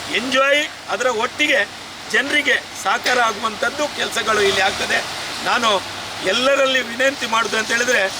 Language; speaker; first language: Kannada; native; Kannada